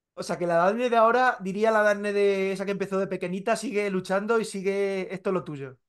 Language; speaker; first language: Spanish; native; Spanish